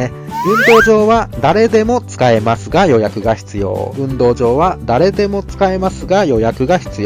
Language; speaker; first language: Japanese; non-native, fluent; Thai